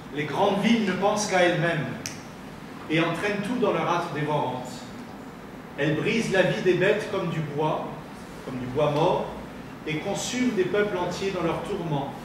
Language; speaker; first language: French; native; French